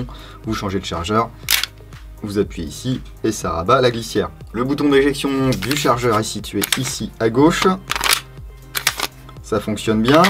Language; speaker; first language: French; native; French